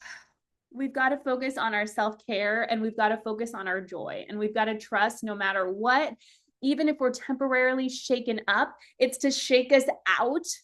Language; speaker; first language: English; native; English